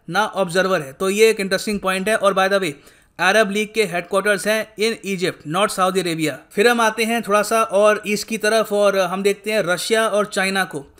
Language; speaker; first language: Hindi; native; Hindi